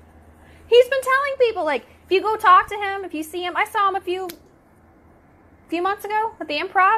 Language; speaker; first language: English; native; English